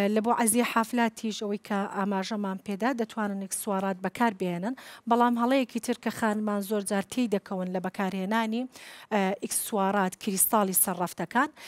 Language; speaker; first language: Central Kurdish; non-native, local second language; Kurdish